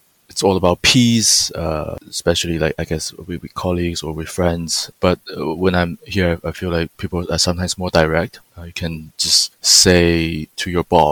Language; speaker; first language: English; non-native, fluent; Chinese